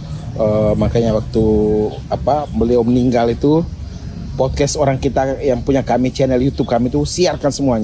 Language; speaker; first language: Indonesian; native; Indonesian